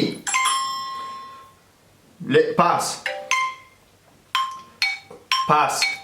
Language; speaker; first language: French; native; French